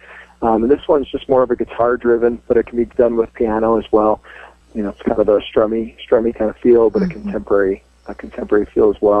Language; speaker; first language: English; native; English